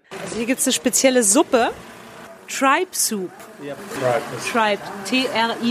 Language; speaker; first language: German; native; German